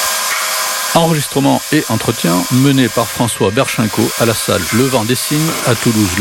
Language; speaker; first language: French; native; French